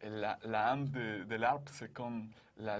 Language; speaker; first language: French; non-native, fluent; Spanish